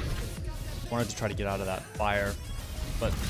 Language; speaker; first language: English; native; English